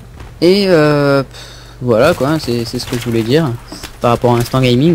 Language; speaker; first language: French; native; French